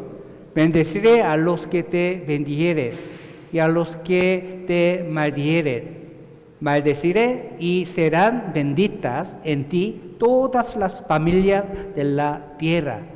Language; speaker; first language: Spanish; non-native, fluent; Korean